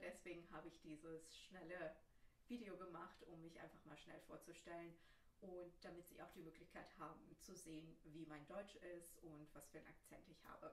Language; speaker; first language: German; early bilingual, other home language; Turkish